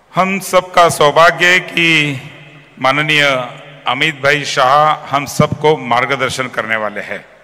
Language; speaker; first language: Hindi; non-native, local second language; Marathi